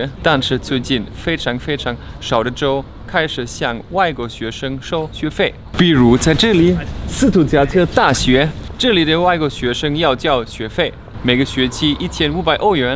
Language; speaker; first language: Chinese; non-native, fluent; German